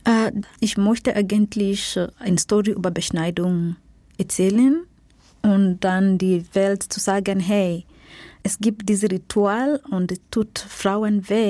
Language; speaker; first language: German; non-native, learner; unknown